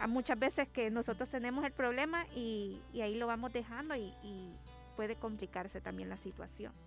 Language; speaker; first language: Spanish; native; Spanish